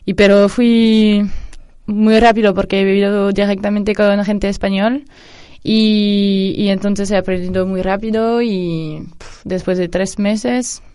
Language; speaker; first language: Spanish; non-native, fluent; French